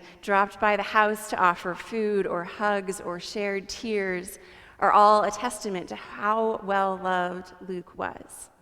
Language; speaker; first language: English; native; English